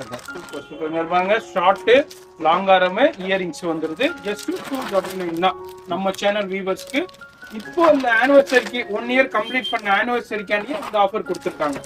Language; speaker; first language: Tamil; native; Tamil